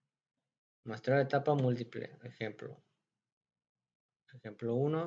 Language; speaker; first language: Spanish; native; Spanish